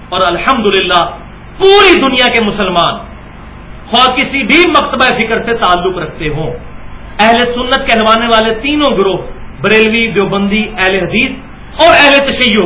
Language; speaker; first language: Urdu; non-native, local second language; Punjabi